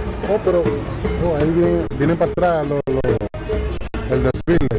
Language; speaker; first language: Spanish; early bilingual, heritage; Spanish